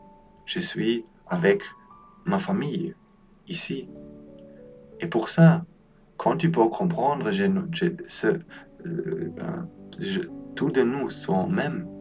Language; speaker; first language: French; non-native, learner; Polish